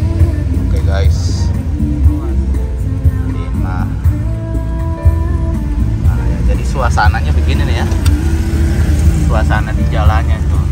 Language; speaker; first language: Indonesian; native; Indonesian